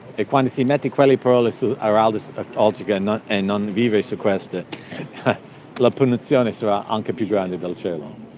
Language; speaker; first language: Italian; non-native, learner; English